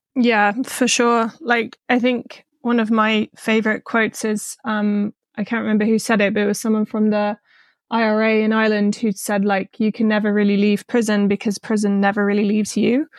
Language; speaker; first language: English; native; English